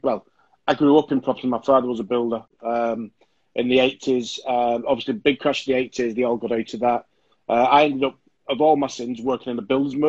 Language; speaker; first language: English; native; English